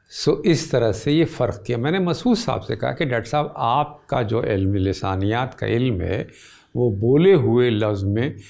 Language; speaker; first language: Urdu; native; Urdu